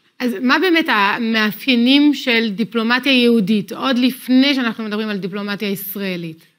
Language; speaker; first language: Hebrew; native; Hebrew